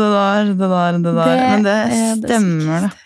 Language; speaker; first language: Norwegian; native; Norwegian